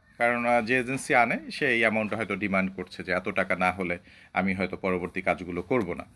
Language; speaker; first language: Bangla; native; Bangla